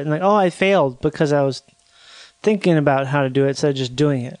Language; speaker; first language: English; native; English